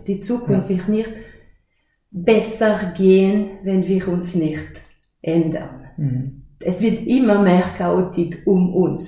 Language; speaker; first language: German; non-native, fluent; French